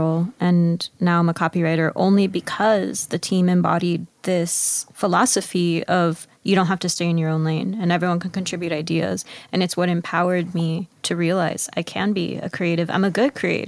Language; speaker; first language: English; early bilingual, other home language; Spanish